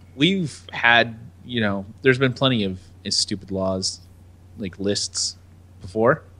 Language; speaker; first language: English; native; English